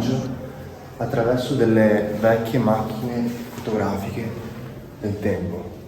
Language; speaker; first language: Italian; native; Italian